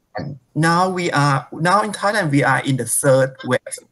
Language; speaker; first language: English; non-native, fluent; Thai